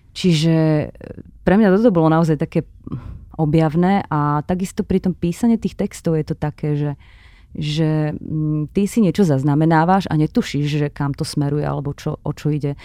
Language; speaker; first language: Slovak; native; Slovak